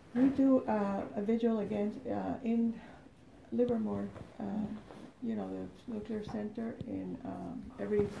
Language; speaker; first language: English; native; English